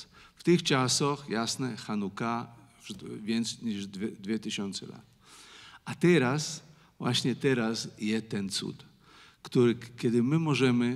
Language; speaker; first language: Polish; non-native, learner; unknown